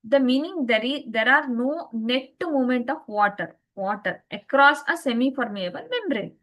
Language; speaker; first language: English; non-native, local second language; Kannada